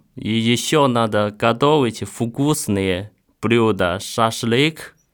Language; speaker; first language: Russian; non-native, fluent; Chinese